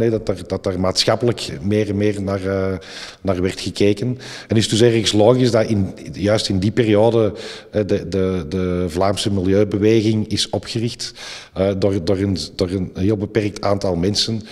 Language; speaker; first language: Dutch; native; Dutch